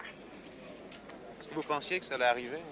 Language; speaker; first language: French; native; French